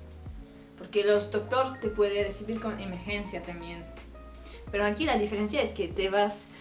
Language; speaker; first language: Spanish; non-native, learner; French